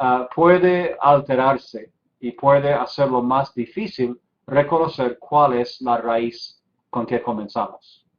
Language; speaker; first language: Spanish; non-native, fluent; English